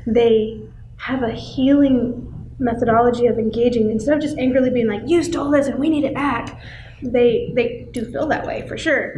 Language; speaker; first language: English; native; English